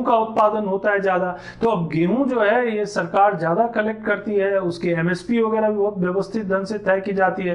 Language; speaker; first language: Hindi; native; Hindi